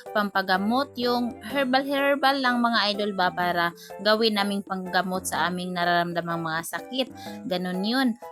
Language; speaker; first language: Filipino; non-native, local second language; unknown